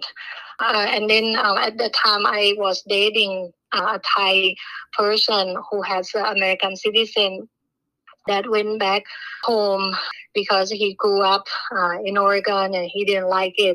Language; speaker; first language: English; non-native, learner; Thai